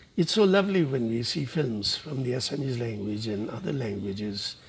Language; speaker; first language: English; non-native, local second language; Assamese